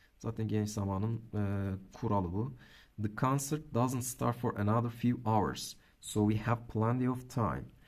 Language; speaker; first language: English; non-native, fluent; Turkish